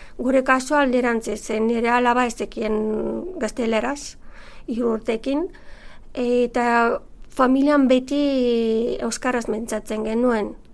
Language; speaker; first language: Basque; non-native, fluent; Bulgarian